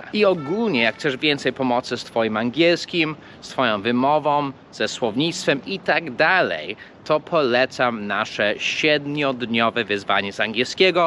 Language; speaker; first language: Polish; non-native, fluent; English